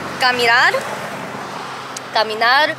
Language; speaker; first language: Spanish; non-native, learner; English